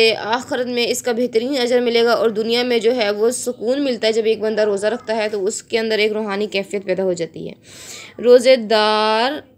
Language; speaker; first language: Urdu; native; Urdu